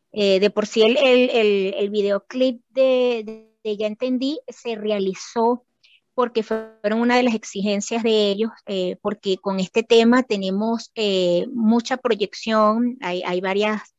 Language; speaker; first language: Spanish; native; Spanish